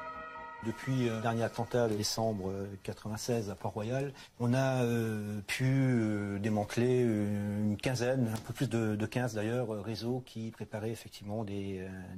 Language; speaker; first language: French; native; French